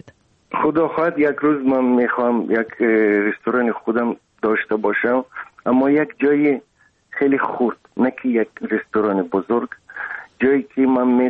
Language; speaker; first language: Persian; non-native, local second language; Russian